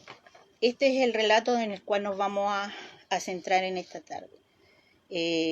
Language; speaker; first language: Spanish; native; Spanish